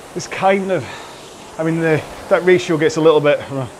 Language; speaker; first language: English; native; English